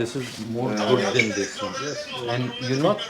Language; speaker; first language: English; non-native, learner; Urdu